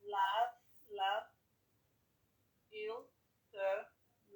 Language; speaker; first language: French; non-native, learner; English